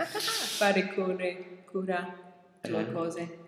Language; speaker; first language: Italian; non-native, learner; English